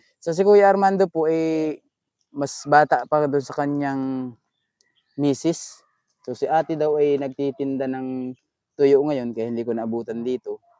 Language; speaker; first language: Filipino; native; Filipino